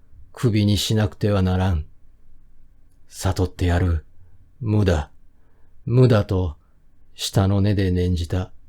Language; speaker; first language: Japanese; native; Japanese